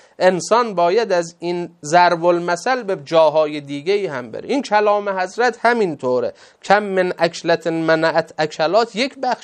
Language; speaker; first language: Persian; native; Persian